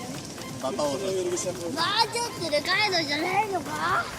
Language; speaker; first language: Japanese; non-native, learner; Spanish